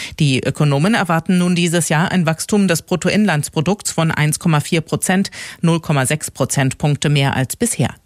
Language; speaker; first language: German; native; German